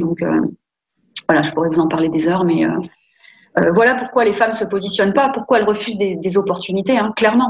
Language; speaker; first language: French; native; French